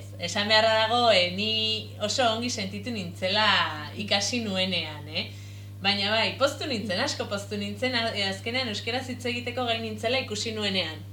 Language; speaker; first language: Basque; non-native, local second language; Spanish